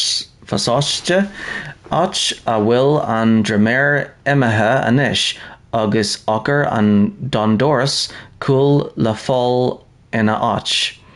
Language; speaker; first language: Irish; non-native, learner; English